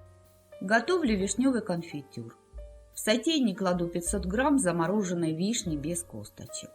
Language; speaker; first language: Russian; native; Russian